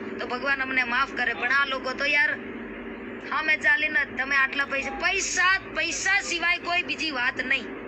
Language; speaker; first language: Gujarati; non-native, local second language; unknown